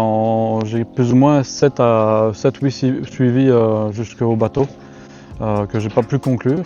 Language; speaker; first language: French; native; French